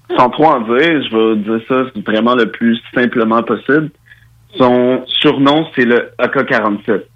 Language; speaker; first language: French; early bilingual, other home language; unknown